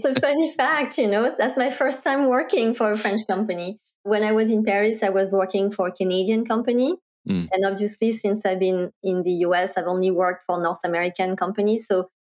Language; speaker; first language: English; non-native, fluent; French